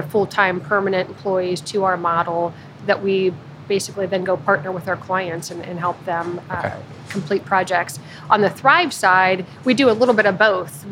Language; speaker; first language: English; native; English